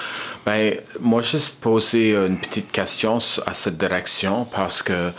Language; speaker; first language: French; non-native, learner; English